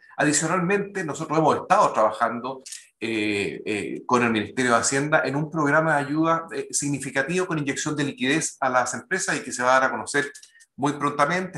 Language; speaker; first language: Spanish; native; Spanish